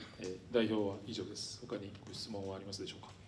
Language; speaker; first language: Japanese; native; Japanese